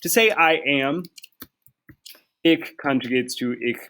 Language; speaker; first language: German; non-native, fluent; English